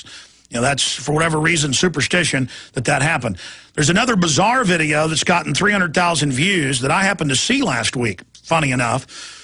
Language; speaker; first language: English; native; English